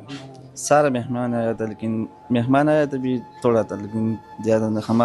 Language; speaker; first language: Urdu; non-native, local second language; Pashto